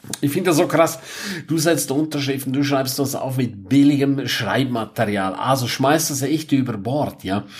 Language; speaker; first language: German; non-native, local second language; Romansh